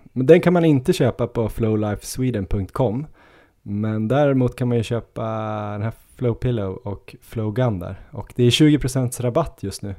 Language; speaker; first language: Swedish; native; Swedish